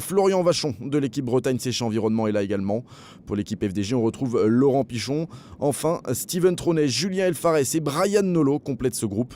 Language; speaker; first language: French; native; French